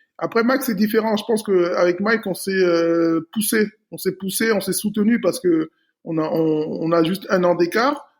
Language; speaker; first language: French; native; French